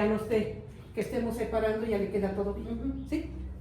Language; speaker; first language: Spanish; native; Spanish